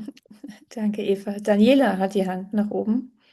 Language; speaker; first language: German; native; German